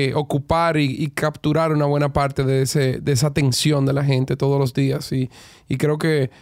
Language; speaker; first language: Spanish; native; Spanish